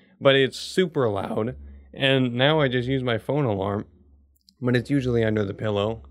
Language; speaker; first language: English; native; English